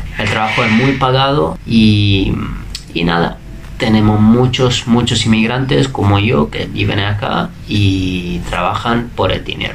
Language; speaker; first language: Spanish; non-native, fluent; Italian